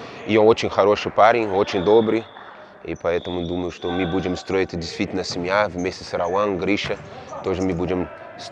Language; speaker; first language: Russian; non-native, learner; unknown